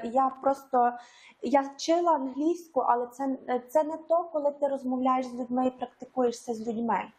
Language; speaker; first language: Ukrainian; native; Ukrainian